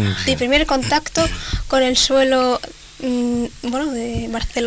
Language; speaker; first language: Spanish; early bilingual, other home language; Arabic